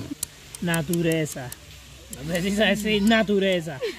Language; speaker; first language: Portuguese; non-native, fluent; Spanish